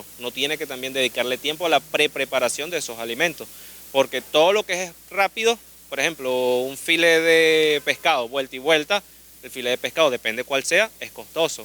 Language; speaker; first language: Spanish; native; Spanish